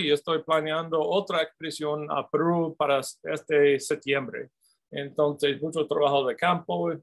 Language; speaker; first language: Spanish; non-native, fluent; English